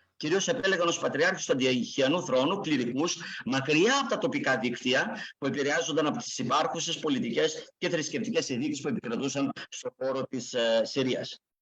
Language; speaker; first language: Greek; native; Greek